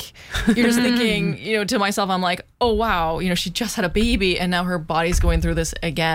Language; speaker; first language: English; native; English